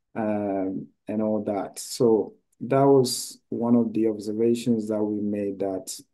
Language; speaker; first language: English; non-native, local second language; Akan